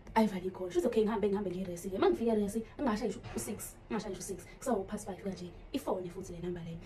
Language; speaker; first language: Zulu; native; Zulu